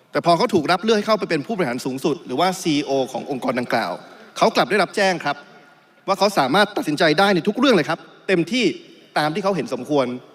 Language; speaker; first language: Thai; native; Thai